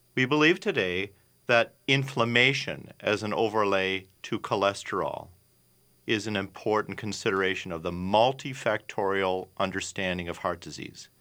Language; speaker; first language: English; native; English